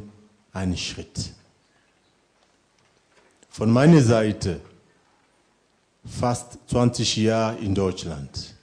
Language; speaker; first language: German; non-native, fluent; French